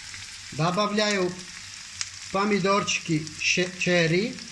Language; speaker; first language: Russian; non-native, fluent; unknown